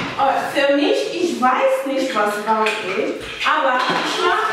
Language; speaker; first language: German; non-native, learner; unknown